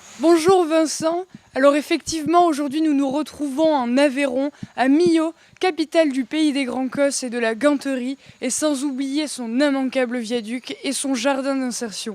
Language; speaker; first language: French; native; French